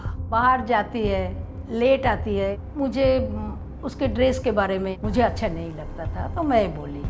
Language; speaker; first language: Hindi; non-native, local second language; Bangla